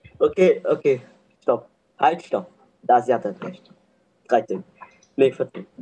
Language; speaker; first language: German; early bilingual, other home language; Vietnamese